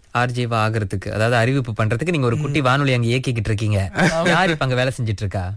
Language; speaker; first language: Tamil; native; Tamil